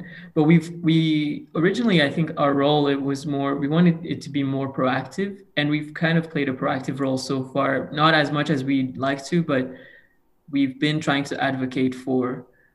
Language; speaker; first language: English; non-native, local second language; Kinyarwanda